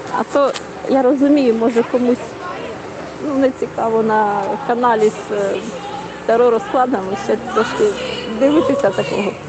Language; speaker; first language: Ukrainian; native; Ukrainian